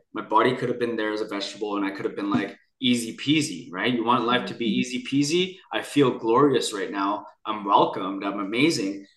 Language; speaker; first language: English; native; English